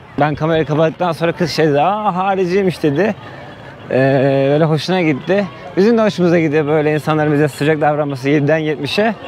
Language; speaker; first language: Turkish; native; Turkish